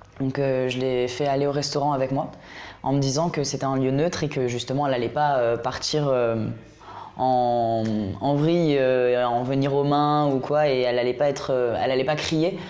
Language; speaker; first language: French; native; French